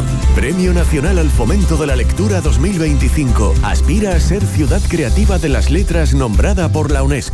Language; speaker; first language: Spanish; native; Spanish